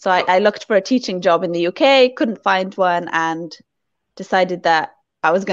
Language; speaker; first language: English; native; English